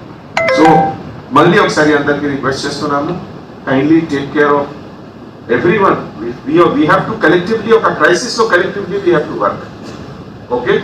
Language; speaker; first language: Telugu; non-native, fluent; Hindi